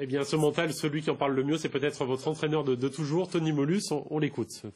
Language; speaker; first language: French; native; French